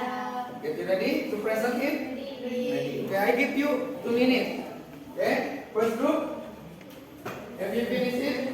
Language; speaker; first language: English; non-native, fluent; Indonesian